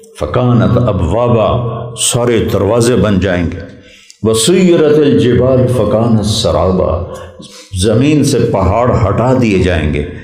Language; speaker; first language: Urdu; non-native, local second language; Punjabi